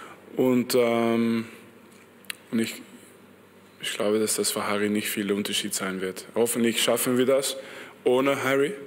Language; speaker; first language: German; non-native, fluent; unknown